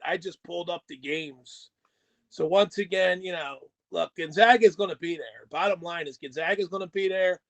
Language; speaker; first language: English; native; English